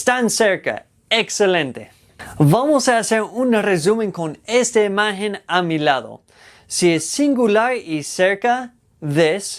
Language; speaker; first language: Spanish; non-native, fluent; English